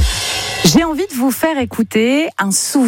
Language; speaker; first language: French; native; French